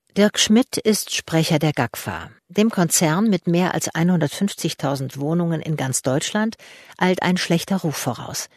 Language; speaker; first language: German; native; German